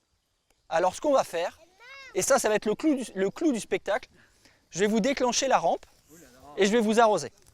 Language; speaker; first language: French; native; French